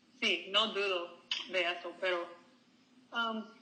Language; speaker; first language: Spanish; non-native, learner; English